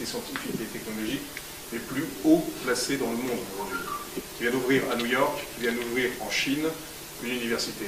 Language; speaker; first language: French; native; French